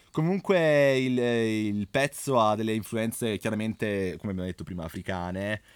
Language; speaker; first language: Italian; native; Italian